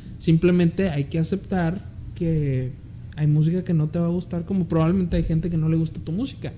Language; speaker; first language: Spanish; early bilingual, heritage; Spanish